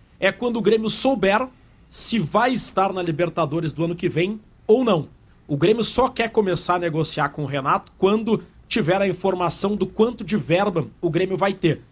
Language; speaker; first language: Portuguese; native; Portuguese